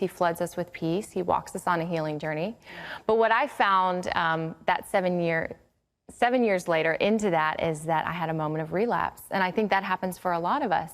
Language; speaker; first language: English; native; English